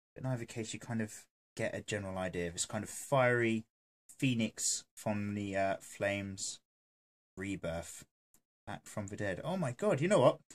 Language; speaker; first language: English; native; English